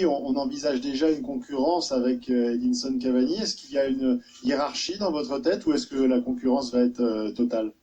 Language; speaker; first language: French; native; French